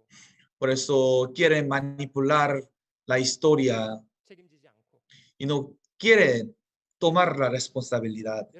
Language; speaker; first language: Spanish; non-native, fluent; Korean